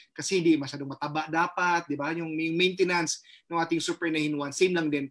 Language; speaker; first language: Filipino; non-native, local second language; Cebuano